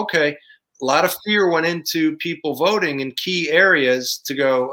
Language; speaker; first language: English; native; English